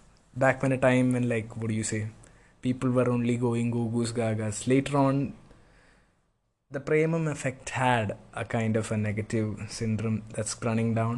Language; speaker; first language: English; non-native, local second language; Malayalam